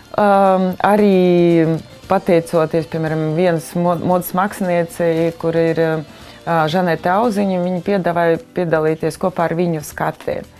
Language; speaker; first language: Latvian; non-native, fluent; Russian